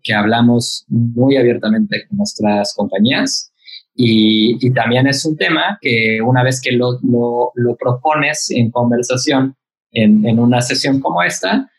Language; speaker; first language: Spanish; native; Spanish